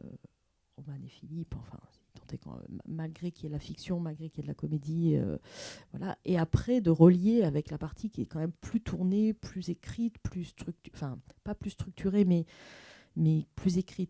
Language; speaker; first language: French; native; French